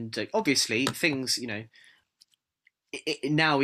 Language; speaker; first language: English; native; English